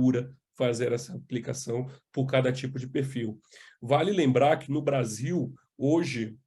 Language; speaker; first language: Portuguese; native; Portuguese